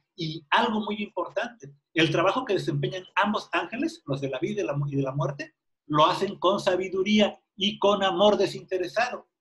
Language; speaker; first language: Spanish; native; Spanish